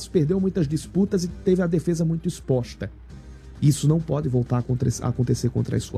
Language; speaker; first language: Portuguese; native; Portuguese